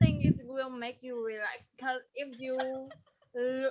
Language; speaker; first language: English; non-native, learner; Vietnamese